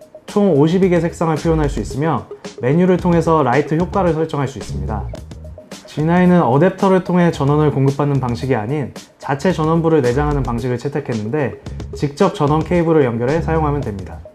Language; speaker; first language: Korean; native; Korean